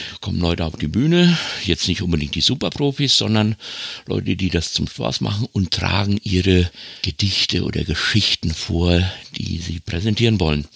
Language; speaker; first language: German; native; German